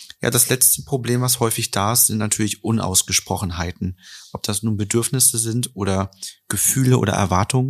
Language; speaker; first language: German; native; German